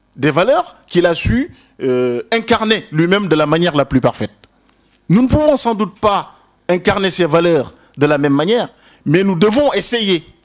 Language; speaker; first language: French; non-native, local second language; Wolof